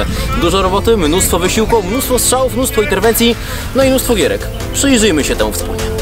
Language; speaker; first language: Polish; native; Polish